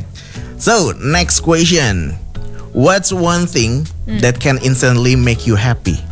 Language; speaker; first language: English; non-native, fluent; Indonesian